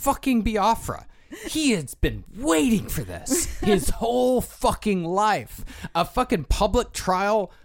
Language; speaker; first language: English; native; English